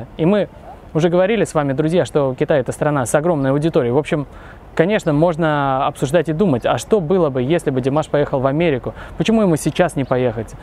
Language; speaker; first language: Russian; native; Russian